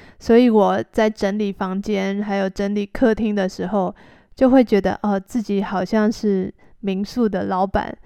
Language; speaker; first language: Chinese; native; Chinese